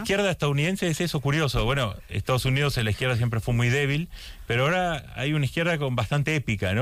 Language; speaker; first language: Spanish; native; Spanish